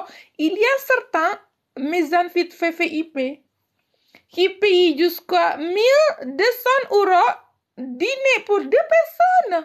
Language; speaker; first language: French; non-native, learner; Indonesian